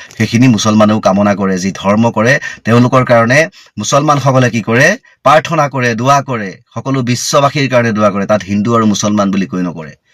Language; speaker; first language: Assamese; native; Assamese